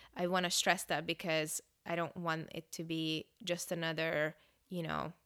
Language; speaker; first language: English; early bilingual, other home language; Hungarian